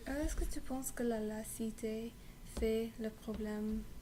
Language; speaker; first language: French; non-native, learner; English